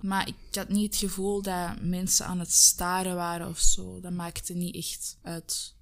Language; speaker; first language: Dutch; native; Dutch